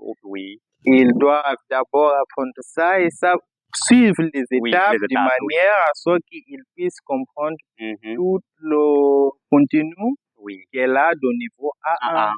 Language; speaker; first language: French; non-native, fluent; Portuguese